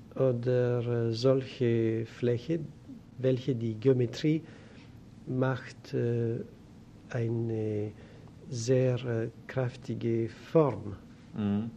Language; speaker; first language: German; non-native, learner; Greek